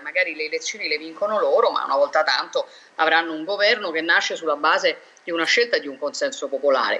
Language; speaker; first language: Italian; native; Italian